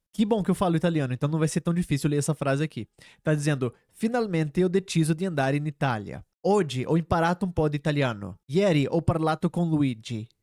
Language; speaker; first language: Portuguese; native; Portuguese